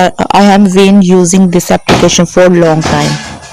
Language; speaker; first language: English; non-native, learner; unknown